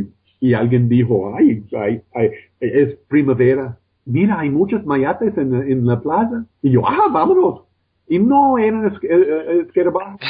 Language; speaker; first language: Spanish; non-native, fluent; English